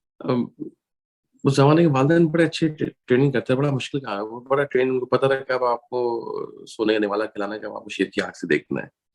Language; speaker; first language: Urdu; native; Urdu